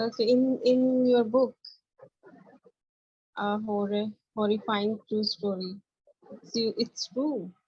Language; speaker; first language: English; non-native, learner; Hindi